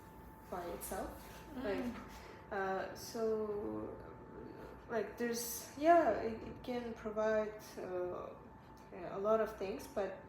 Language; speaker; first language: English; non-native, learner; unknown